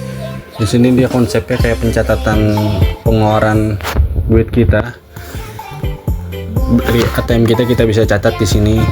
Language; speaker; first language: Indonesian; native; Indonesian